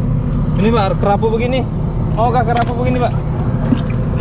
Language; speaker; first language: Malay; non-native, local second language; Javanese